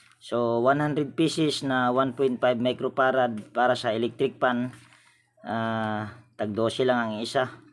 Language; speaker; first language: Filipino; native; Filipino